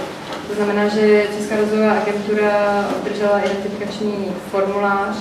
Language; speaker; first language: Czech; native; Czech